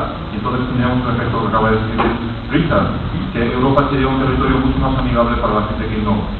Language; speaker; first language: Spanish; native; Spanish